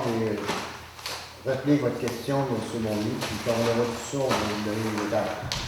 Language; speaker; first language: French; native; French